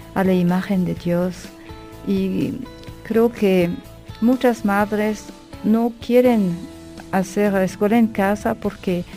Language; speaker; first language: Spanish; non-native, fluent; French